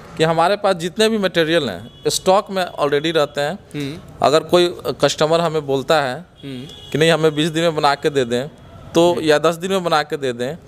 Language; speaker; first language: Hindi; native; Hindi